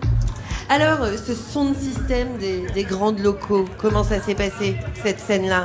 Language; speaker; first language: French; native; French